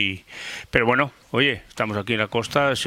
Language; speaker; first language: Spanish; native; Spanish